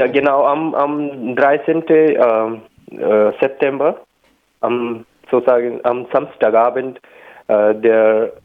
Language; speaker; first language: German; non-native, learner; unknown